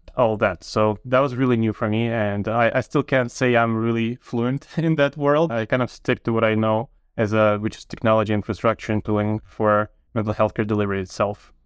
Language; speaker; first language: English; non-native, fluent; Ukrainian